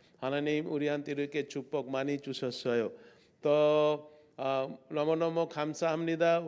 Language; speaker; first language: Korean; non-native, learner; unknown